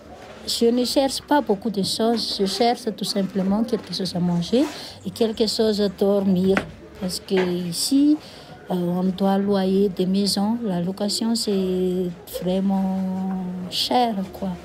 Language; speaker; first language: French; non-native, local second language; Malagasy